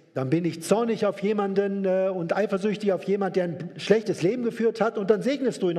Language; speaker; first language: German; native; German